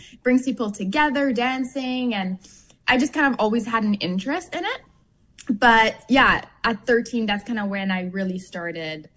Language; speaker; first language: English; non-native, fluent; French